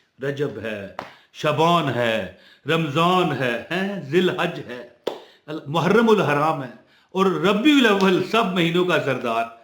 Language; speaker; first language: Urdu; non-native, local second language; Punjabi